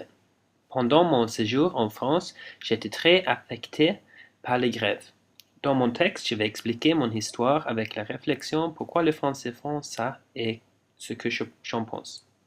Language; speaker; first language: French; non-native, fluent; English